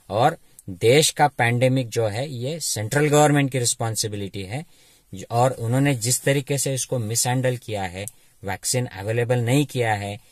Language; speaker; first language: Hindi; non-native, local second language; Marathi